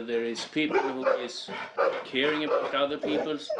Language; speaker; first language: English; non-native, fluent; Swedish